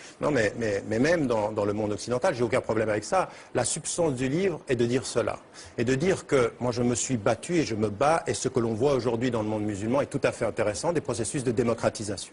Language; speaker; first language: French; early bilingual, heritage; French